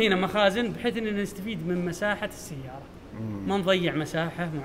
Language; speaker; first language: Arabic; native; Arabic